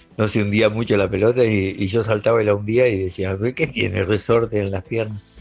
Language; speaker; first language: Spanish; native; Spanish